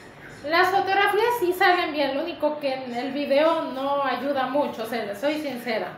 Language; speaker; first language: Spanish; native; Spanish